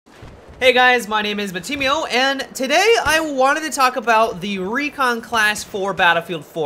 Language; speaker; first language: English; native; English